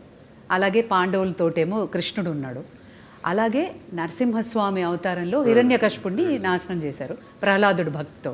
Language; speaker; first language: Telugu; native; Telugu